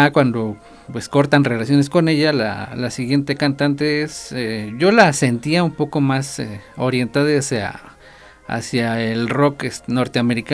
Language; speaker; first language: Spanish; native; Spanish